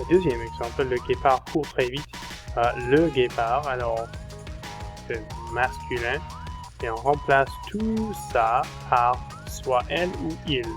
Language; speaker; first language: French; non-native, fluent; English